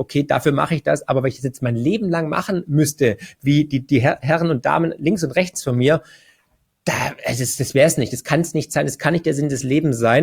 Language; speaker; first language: German; native; German